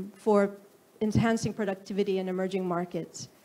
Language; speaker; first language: English; non-native, local second language; Filipino